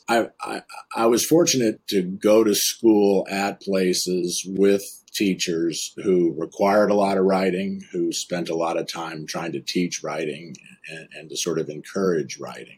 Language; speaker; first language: English; native; English